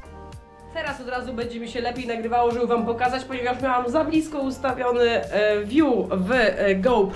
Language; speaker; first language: Polish; native; Polish